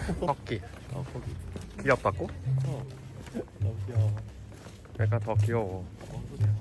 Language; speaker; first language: Korean; non-native, learner; Thai